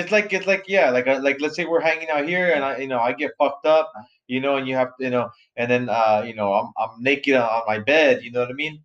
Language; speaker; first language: English; early bilingual, other home language; Spanish